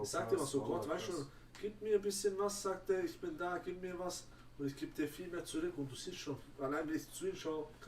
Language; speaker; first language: German; native; German